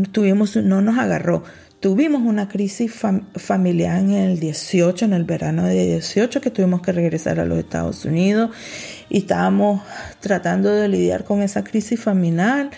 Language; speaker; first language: Spanish; early bilingual, heritage; Spanish